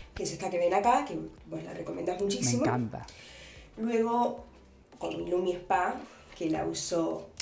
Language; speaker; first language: Spanish; native; Spanish